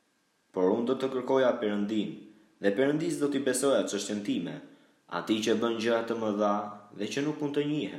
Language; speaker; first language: Albanian; native; Albanian